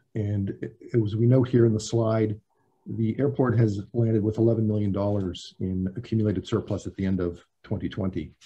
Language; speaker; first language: English; native; English